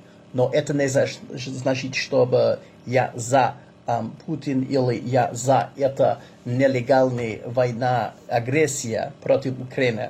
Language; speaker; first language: Russian; non-native, learner; English